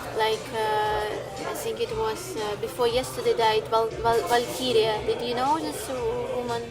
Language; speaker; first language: English; non-native, learner; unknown